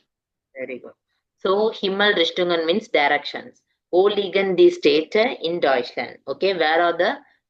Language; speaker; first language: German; non-native, learner; Tamil